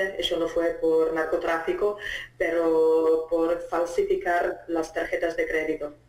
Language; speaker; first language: Spanish; non-native, fluent; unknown